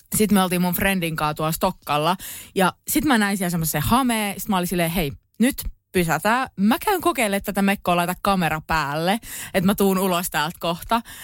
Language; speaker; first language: Finnish; native; Finnish